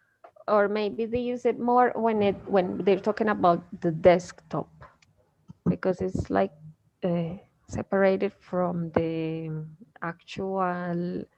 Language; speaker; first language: English; non-native, fluent; Spanish